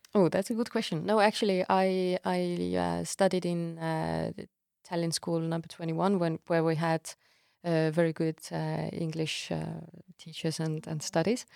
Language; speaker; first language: English; non-native, fluent; Estonian